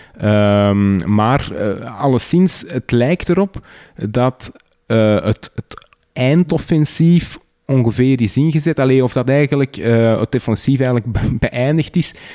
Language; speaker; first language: Dutch; native; Dutch